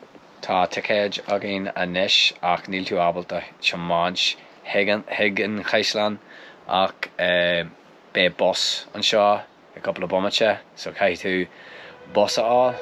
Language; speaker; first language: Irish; non-native, local second language; English